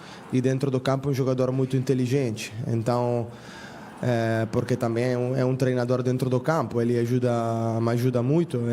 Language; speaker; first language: Portuguese; non-native, fluent; Spanish